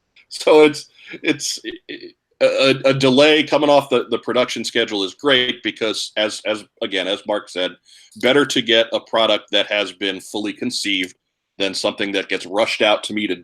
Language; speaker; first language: English; native; English